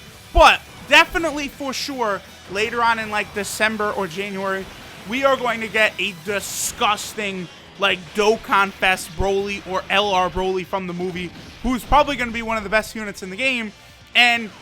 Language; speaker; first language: English; native; English